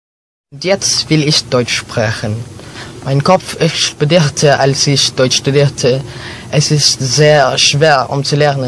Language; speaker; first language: German; non-native, learner; Filipino